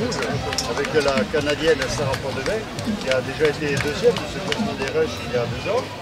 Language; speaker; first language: French; native; French